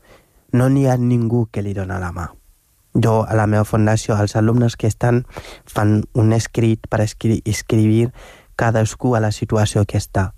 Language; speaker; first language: Catalan; non-native, fluent; Wolof